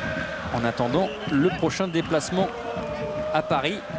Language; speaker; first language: French; native; French